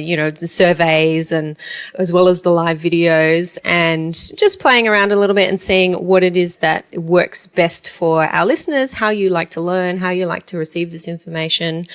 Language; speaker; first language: English; native; English